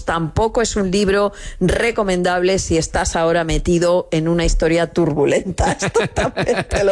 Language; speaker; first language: Spanish; native; Spanish